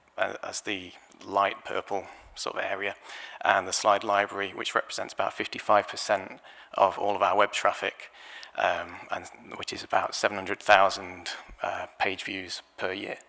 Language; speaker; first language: English; native; English